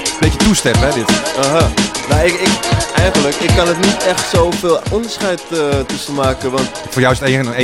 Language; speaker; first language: Dutch; native; Dutch